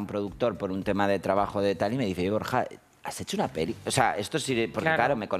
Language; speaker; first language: Spanish; native; Spanish